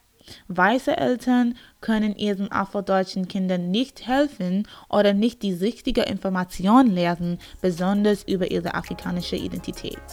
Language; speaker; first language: German; non-native, learner; English